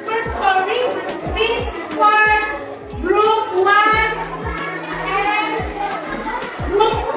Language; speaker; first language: English; non-native, fluent; Indonesian